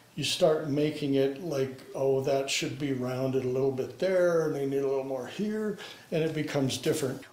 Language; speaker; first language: English; native; English